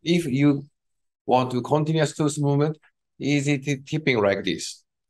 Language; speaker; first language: English; non-native, learner; Japanese